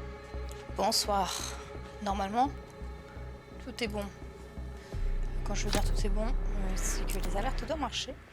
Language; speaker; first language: French; native; French